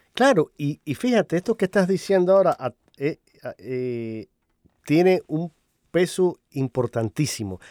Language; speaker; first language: Spanish; native; Spanish